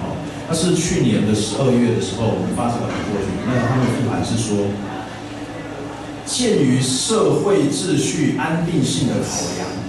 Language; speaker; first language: Chinese; native; Chinese